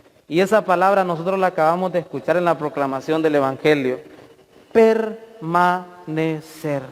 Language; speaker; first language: Spanish; native; Spanish